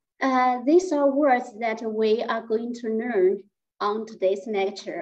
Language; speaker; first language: English; non-native, fluent; Chinese